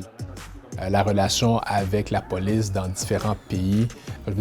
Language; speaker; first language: French; early bilingual, other home language; Haitian Creole